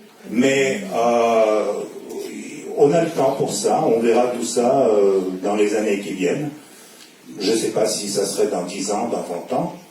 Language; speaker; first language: French; non-native, fluent; Russian